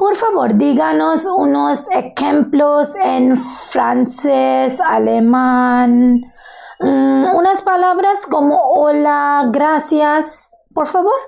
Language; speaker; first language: Spanish; non-native, learner; Bangla